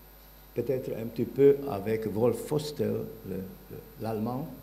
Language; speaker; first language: French; non-native, learner; Bulgarian